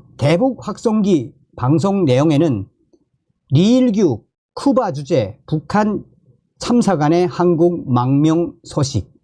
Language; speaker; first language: Korean; native; Korean